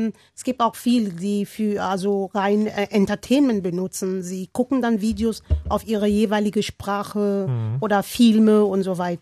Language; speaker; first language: German; non-native, learner; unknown